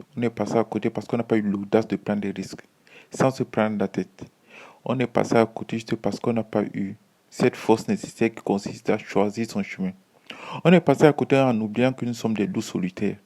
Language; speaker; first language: French; native; French